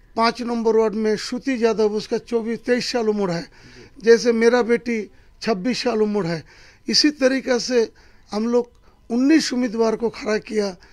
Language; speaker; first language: Hindi; non-native, local second language; Bangla